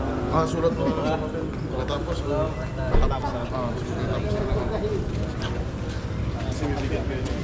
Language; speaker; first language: Filipino; native; Filipino